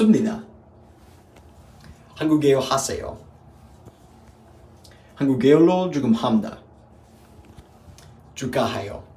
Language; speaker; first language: Korean; non-native, learner; English